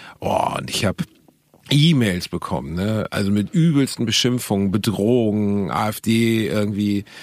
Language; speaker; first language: German; early bilingual, other home language; Turkish